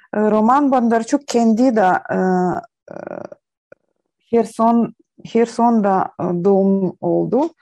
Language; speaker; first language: Turkish; non-native, learner; Ukrainian